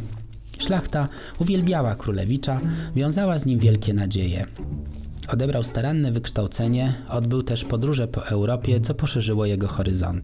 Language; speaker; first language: Polish; native; Polish